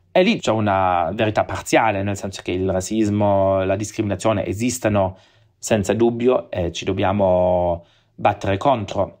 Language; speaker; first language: Italian; non-native, fluent; German